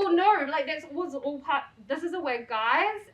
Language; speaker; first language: English; native; English